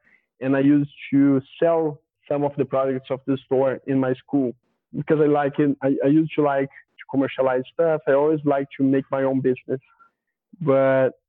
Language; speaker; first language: English; non-native, fluent; Portuguese